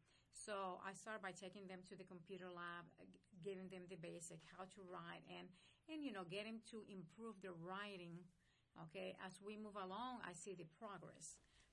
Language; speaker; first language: English; non-native, fluent; Spanish